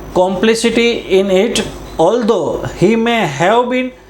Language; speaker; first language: English; non-native, local second language; Gujarati